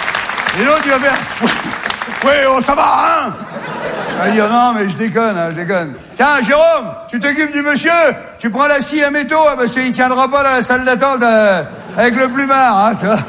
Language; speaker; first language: French; native; French